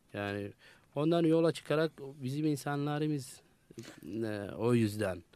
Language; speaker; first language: Turkish; non-native, fluent; Arabic